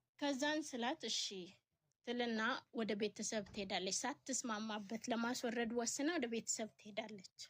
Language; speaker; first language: Amharic; native; Amharic